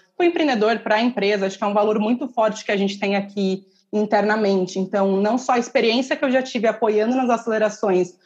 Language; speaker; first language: Portuguese; native; Portuguese